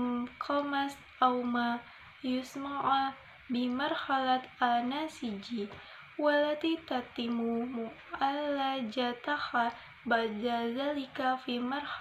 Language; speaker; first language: Arabic; non-native, learner; Indonesian